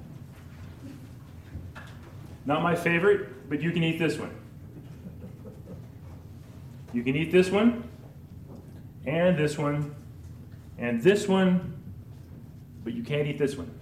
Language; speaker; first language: English; native; English